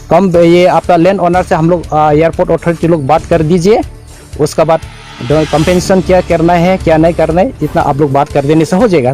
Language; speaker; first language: Hindi; non-native, local second language; Karbi